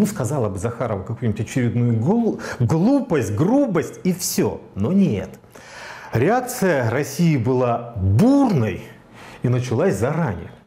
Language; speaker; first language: Russian; native; Russian